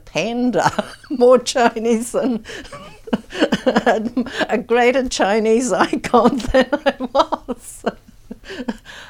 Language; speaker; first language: English; native; English